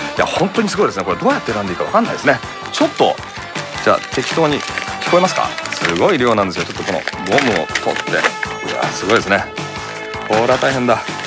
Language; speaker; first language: Japanese; early bilingual, heritage; Japanese